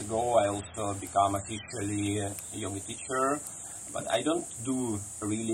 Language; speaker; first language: English; non-native, fluent; Russian